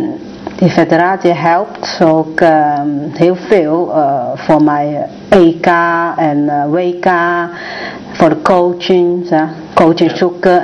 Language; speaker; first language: Dutch; non-native, learner; Chinese